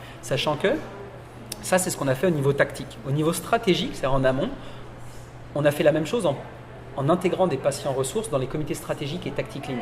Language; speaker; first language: French; native; French